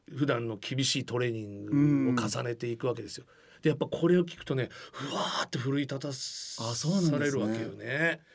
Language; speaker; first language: Japanese; native; Japanese